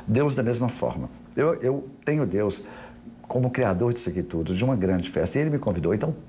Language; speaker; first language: Portuguese; native; Portuguese